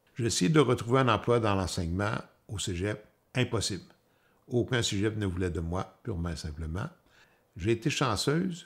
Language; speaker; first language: French; native; French